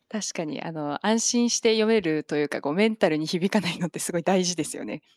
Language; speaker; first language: Japanese; native; Japanese